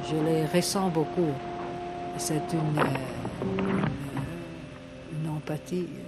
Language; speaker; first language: French; non-native, fluent; Italian